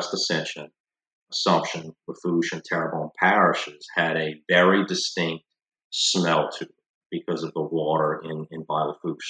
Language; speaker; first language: English; native; English